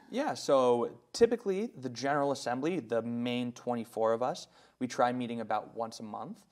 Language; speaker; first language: English; native; English